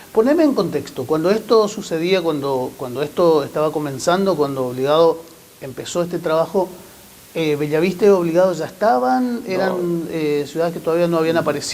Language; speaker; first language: Spanish; native; Spanish